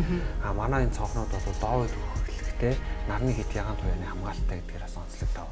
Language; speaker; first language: Mongolian; native; Mongolian